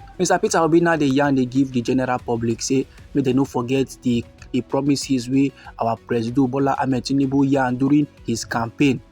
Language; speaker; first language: Nigerian Pidgin; native; Nigerian Pidgin